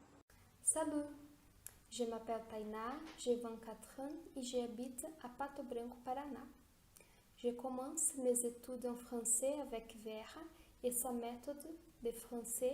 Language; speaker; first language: French; non-native, learner; Portuguese